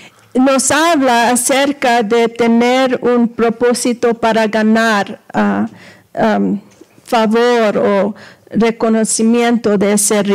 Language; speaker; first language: Spanish; early bilingual, heritage; Spanish